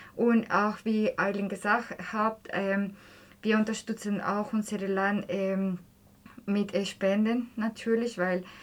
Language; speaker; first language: German; non-native, fluent; Spanish